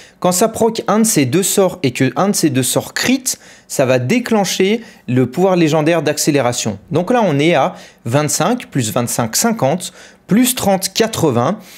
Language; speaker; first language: French; native; French